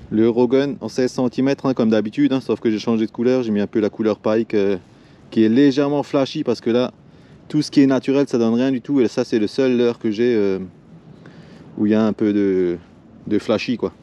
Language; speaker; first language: French; native; French